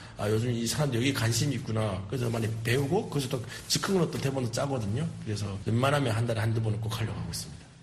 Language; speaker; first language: Korean; native; Korean